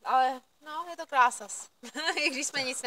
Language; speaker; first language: Czech; early bilingual, heritage; Czech